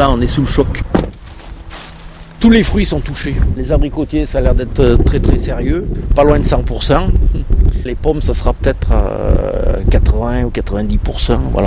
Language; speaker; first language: French; native; French